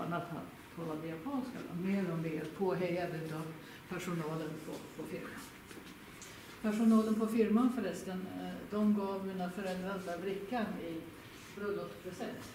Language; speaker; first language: Swedish; native; Swedish